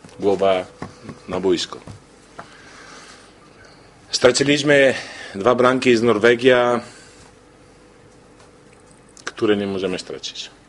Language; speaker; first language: Polish; non-native, learner; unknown